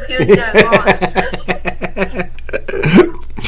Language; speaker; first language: English; non-native, learner; Vietnamese